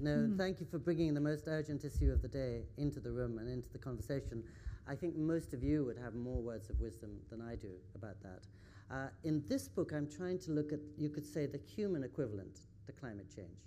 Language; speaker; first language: English; native; English